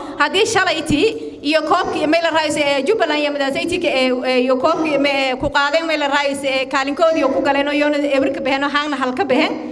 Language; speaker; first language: Somali; native; Somali